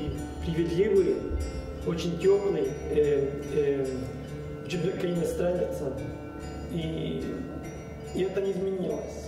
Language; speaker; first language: Russian; non-native, learner; Spanish